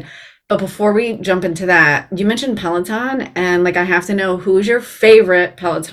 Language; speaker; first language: English; native; English